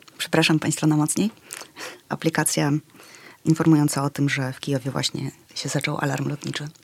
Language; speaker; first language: Polish; early bilingual, other home language; Ukrainian